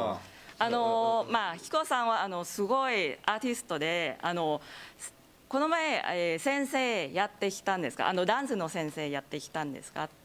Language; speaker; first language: Japanese; non-native, learner; Thai